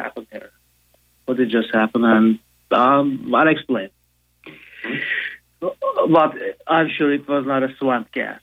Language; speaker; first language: English; non-native, fluent; Turkish